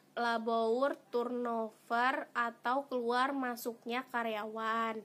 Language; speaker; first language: Indonesian; native; Indonesian